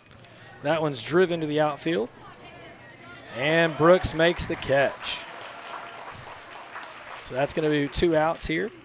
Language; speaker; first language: English; native; English